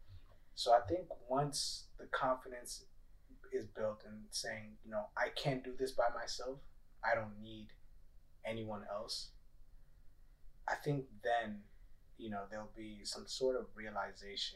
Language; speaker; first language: English; early bilingual, other home language; Tigrinya